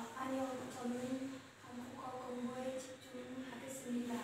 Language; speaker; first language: Korean; non-native, learner; Vietnamese